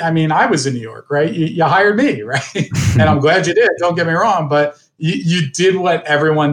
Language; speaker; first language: English; native; English